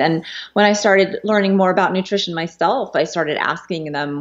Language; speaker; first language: English; native; English